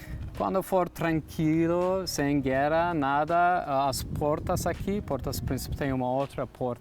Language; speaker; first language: Portuguese; non-native, learner; Turkish